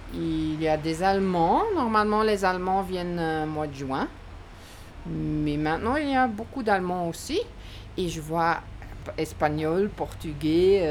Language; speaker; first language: French; non-native, fluent; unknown